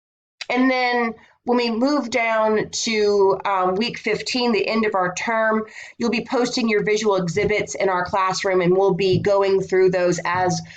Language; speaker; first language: English; native; English